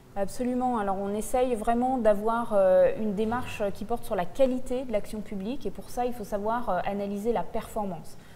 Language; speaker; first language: French; native; French